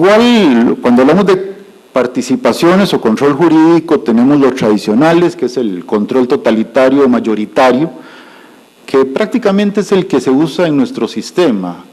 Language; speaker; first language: Spanish; native; Spanish